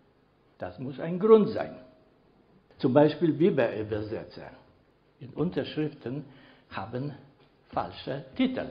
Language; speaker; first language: German; non-native, fluent; Polish